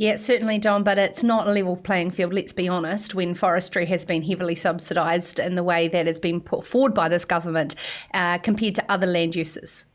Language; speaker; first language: English; native; English